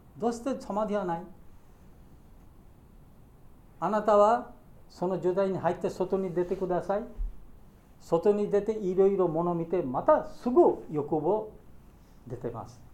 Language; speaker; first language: Japanese; non-native, learner; Bangla